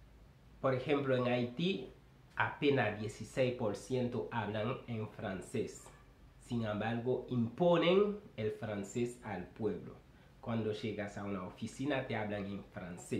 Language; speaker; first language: Spanish; non-native, fluent; Haitian Creole